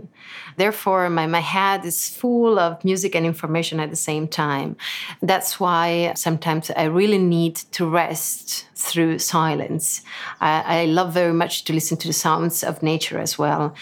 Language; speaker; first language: English; non-native, fluent; Italian